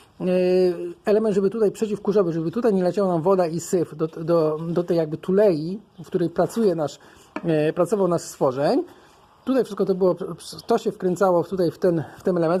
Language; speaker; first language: Polish; native; Polish